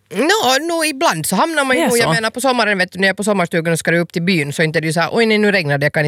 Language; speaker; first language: Swedish; native; Swedish